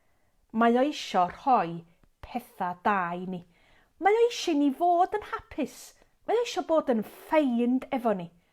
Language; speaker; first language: Welsh; native; Welsh